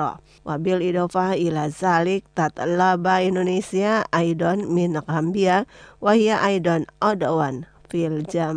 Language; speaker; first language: Arabic; non-native, fluent; Indonesian